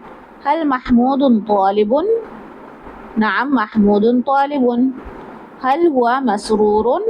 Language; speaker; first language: Arabic; non-native, learner; Urdu